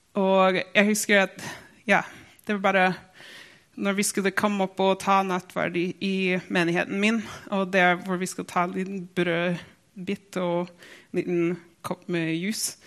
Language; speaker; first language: Norwegian; non-native, fluent; English